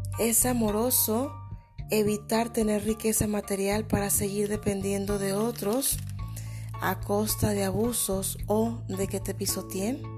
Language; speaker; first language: Spanish; native; Spanish